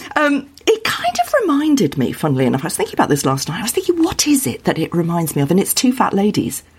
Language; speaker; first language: English; native; English